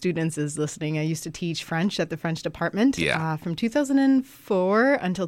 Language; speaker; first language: English; non-native, fluent; French